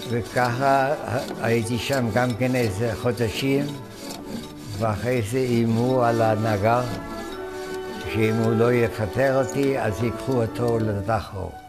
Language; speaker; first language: Hebrew; non-native, fluent; German